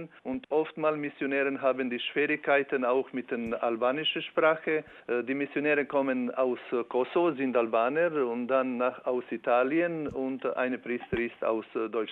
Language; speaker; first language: German; non-native, learner; Albanian